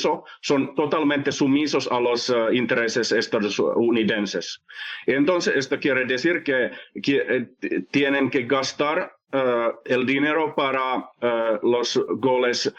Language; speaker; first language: Spanish; non-native, fluent; Finnish